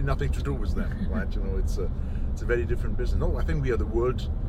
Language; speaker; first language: English; non-native, fluent; German